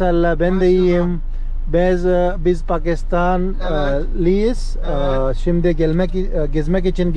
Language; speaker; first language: Turkish; non-native, learner; Urdu